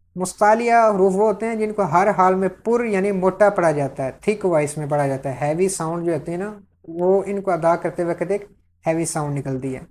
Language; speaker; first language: Urdu; native; Urdu